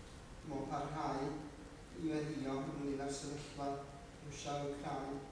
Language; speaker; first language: Welsh; native; Welsh